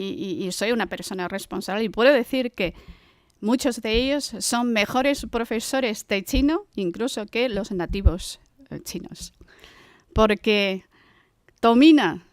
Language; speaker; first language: Spanish; non-native, fluent; Chinese